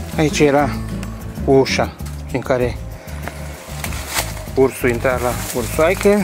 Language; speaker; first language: Romanian; native; Romanian